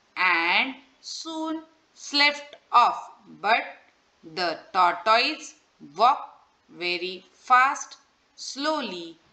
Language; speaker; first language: English; non-native, local second language; Marathi